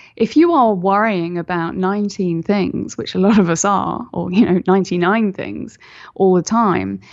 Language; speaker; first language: English; native; English